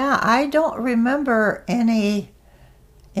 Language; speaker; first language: English; non-native, fluent; Dutch